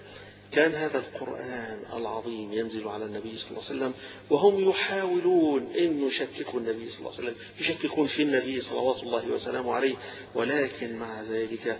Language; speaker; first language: Arabic; native; Arabic